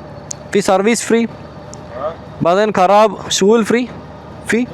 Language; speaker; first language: Arabic; non-native, learner; Malayalam